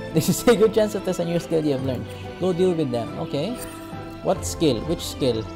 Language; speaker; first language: English; non-native, local second language; Filipino